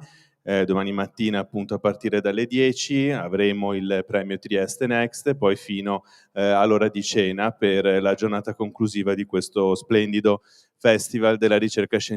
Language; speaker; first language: Italian; native; Italian